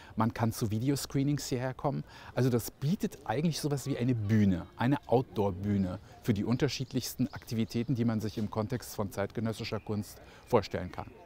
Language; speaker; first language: German; native; German